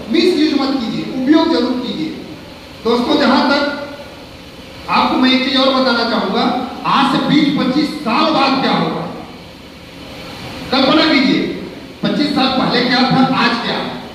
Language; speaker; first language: Hindi; native; Hindi